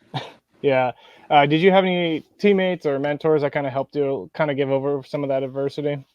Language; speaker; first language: English; native; English